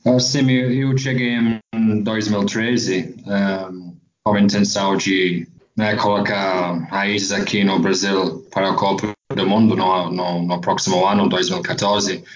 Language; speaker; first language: Portuguese; non-native, fluent; English